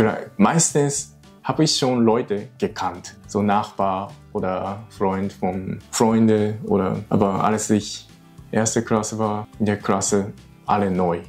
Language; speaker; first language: German; non-native, learner; Japanese